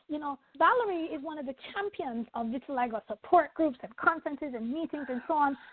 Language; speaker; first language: English; native; English